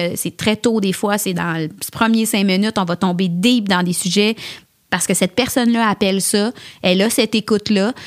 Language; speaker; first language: French; native; French